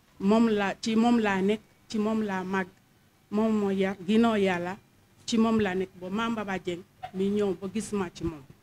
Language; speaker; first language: Wolof; non-native, fluent; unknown